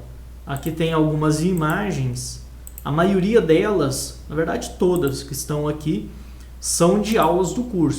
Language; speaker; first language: Portuguese; native; Portuguese